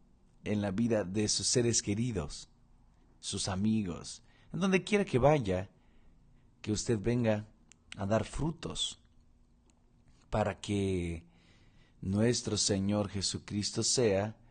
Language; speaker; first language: Spanish; non-native, fluent; Portuguese